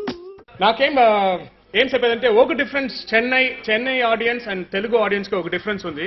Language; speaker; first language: Telugu; non-native, learner; Tamil